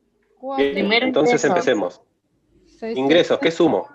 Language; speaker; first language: Spanish; native; Spanish